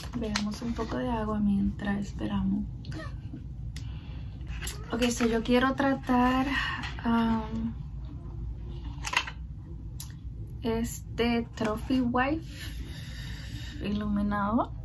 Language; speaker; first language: Spanish; early bilingual, heritage; Spanish